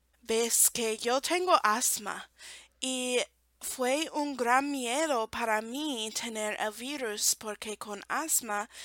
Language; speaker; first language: Spanish; non-native, fluent; English